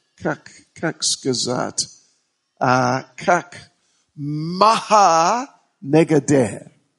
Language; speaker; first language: Russian; non-native, learner; English